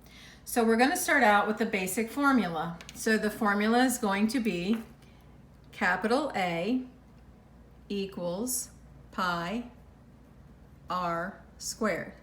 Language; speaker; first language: English; native; English